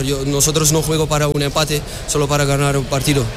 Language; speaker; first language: Spanish; non-native, learner; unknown